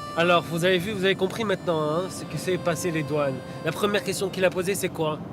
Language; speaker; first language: French; native; French